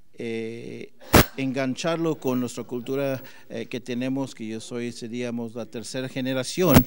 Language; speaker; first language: Spanish; early bilingual, heritage; Spanish